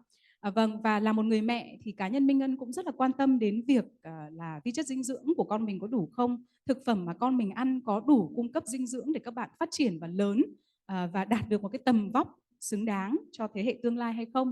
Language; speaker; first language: Vietnamese; native; Vietnamese